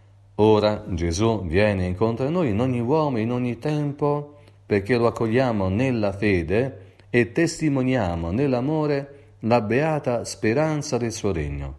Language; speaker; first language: Italian; native; Italian